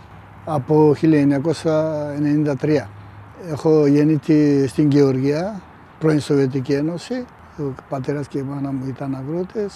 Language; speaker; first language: Greek; early bilingual, heritage; Greek